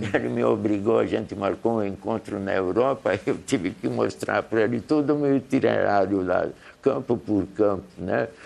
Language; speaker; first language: Portuguese; early bilingual, other home language; Hungarian